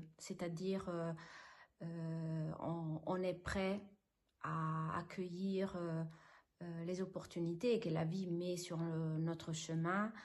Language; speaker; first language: French; non-native, fluent; Italian